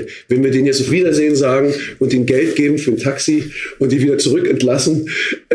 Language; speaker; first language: German; native; German